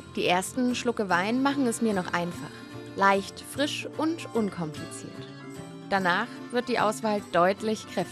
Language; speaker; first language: German; native; German